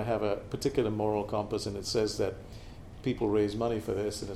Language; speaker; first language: English; non-native, local second language; Tamil